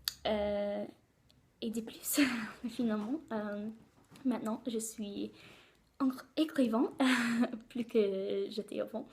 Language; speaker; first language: French; non-native, learner; English